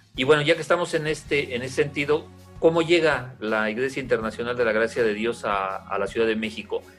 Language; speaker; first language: Spanish; native; Spanish